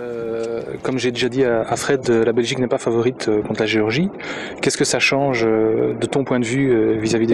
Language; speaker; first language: French; native; French